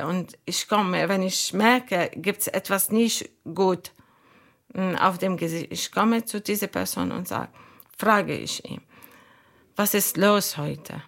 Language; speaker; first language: German; non-native, learner; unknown